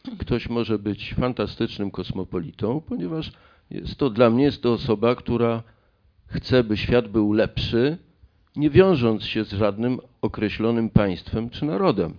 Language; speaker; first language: Polish; native; Polish